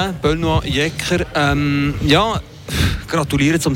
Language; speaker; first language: German; native; German